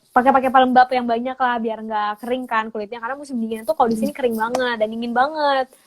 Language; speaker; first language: Indonesian; native; Indonesian